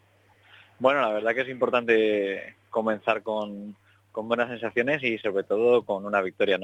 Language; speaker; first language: Spanish; native; Spanish